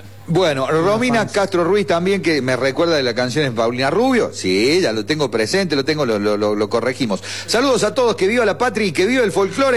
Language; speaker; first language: Spanish; native; Spanish